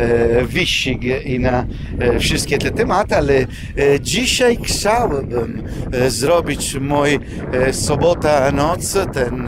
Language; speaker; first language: Polish; non-native, fluent; Italian